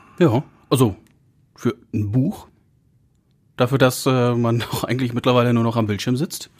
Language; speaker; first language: German; native; German